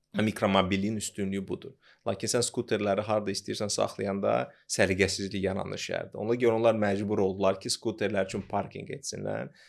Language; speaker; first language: Azerbaijani; non-native, local second language; Russian